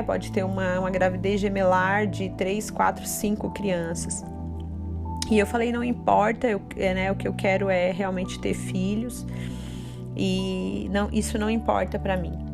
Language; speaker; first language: Portuguese; native; Portuguese